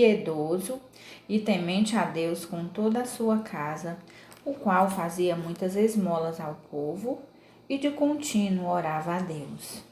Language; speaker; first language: Portuguese; native; Portuguese